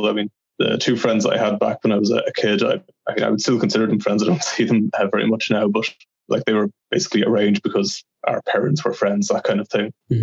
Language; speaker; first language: English; native; English